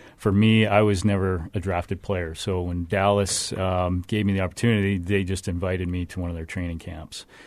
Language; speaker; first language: English; native; English